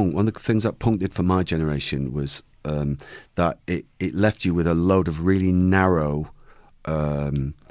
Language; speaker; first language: English; native; English